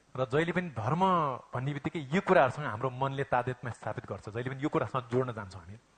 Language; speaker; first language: Nepali; native; Nepali